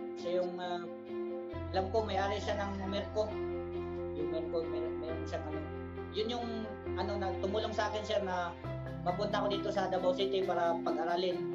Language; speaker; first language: Filipino; non-native, local second language; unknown